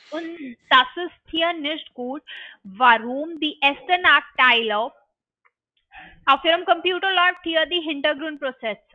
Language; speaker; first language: German; non-native, learner; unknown